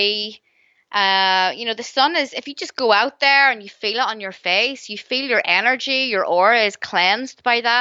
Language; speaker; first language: English; native; English